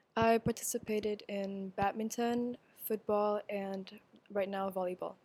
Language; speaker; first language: English; non-native, fluent; Indonesian